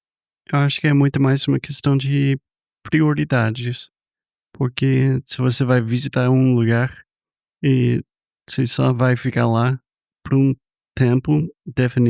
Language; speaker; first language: Portuguese; non-native, fluent; English